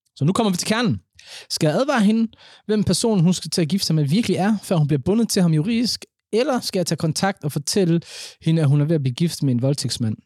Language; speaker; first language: Danish; early bilingual, other home language; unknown